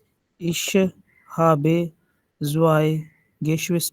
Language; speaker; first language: German; non-native, learner; Urdu